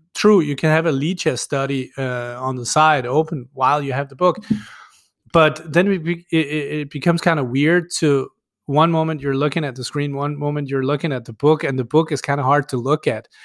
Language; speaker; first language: English; non-native, fluent; Danish